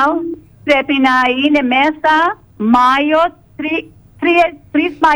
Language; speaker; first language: Greek; early bilingual, heritage; Greek